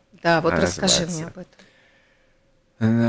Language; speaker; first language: Russian; native; Russian